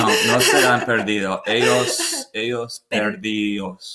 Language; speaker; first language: Spanish; non-native, learner; English